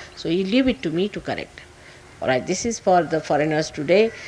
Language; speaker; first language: English; non-native, local second language; Marathi